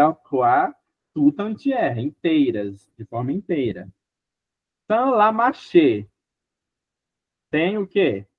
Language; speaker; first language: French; non-native, fluent; Portuguese